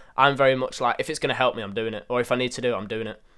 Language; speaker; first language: English; native; English